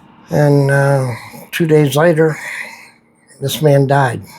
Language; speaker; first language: English; native; English